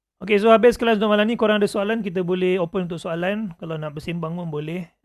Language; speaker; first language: Malay; native; Malay